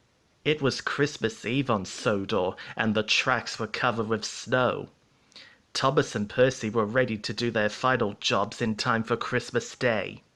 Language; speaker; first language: English; native; English